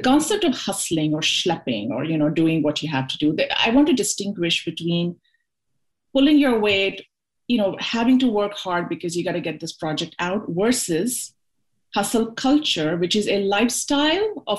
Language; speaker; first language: English; non-native, local second language; Hindi